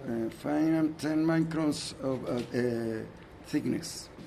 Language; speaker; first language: English; non-native, learner; Spanish